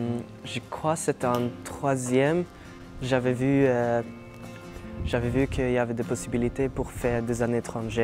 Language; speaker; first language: French; non-native, fluent; Norwegian